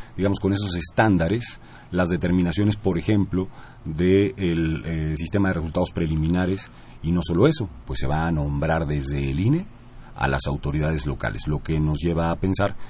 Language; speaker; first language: Spanish; native; Spanish